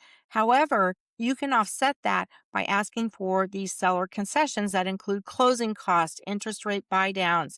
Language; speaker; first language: English; native; English